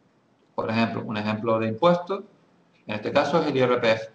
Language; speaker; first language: Spanish; native; Spanish